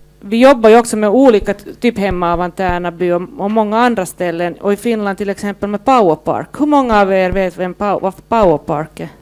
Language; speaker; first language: Swedish; native; Swedish